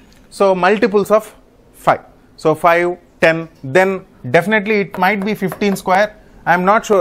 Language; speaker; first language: English; non-native, local second language; Telugu